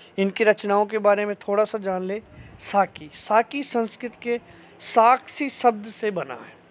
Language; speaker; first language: Hindi; native; Hindi